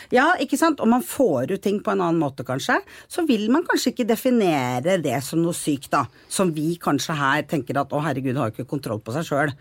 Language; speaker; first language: Norwegian; native; Norwegian